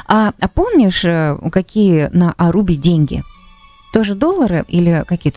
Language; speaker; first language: Russian; native; Russian